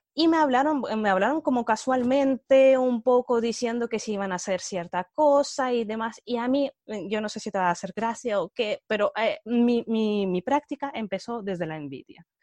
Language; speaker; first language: Spanish; early bilingual, other home language; Russian